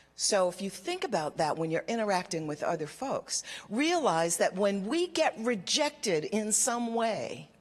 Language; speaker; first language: English; native; English